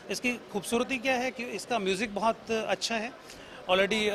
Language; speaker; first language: Hindi; native; Hindi